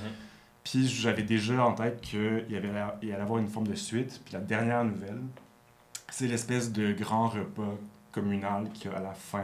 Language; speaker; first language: French; native; French